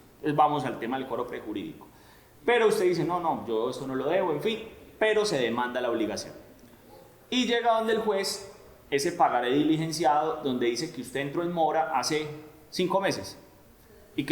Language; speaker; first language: Spanish; native; Spanish